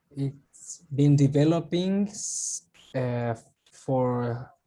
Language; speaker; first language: English; non-native, learner; Spanish